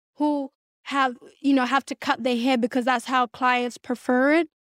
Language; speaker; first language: English; early bilingual, other home language; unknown